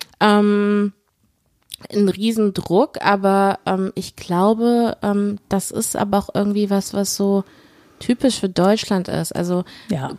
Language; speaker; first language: German; early bilingual, other home language; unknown